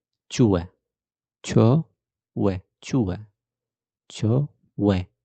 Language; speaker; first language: Italian; non-native, fluent; Arabic